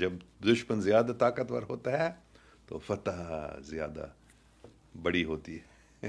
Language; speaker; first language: Urdu; non-native, local second language; English